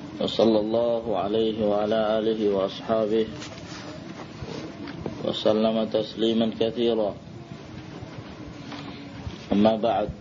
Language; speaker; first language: Arabic; non-native, fluent; Indonesian